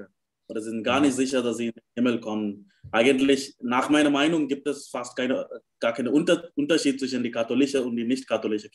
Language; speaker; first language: German; non-native, fluent; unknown